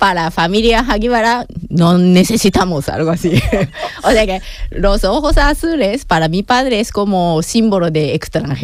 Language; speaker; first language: Spanish; non-native, fluent; Japanese